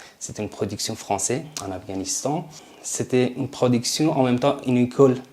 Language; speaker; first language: French; non-native, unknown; Persian